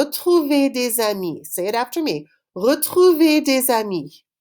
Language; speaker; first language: French; non-native, fluent; English